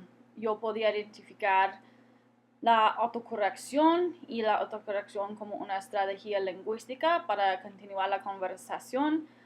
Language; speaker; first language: Spanish; non-native, fluent; English